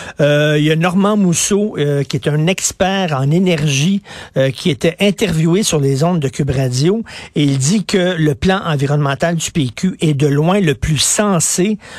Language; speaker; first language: French; native; French